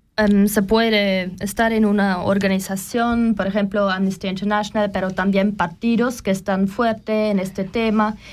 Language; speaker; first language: Spanish; non-native, learner; German